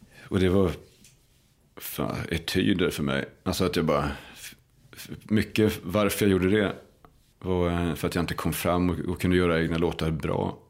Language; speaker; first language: Swedish; native; Swedish